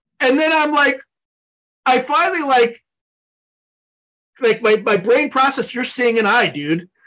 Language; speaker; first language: English; native; English